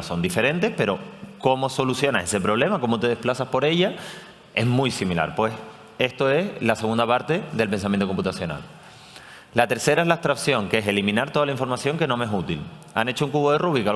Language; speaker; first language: Spanish; native; Spanish